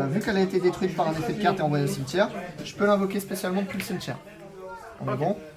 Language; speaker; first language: French; native; French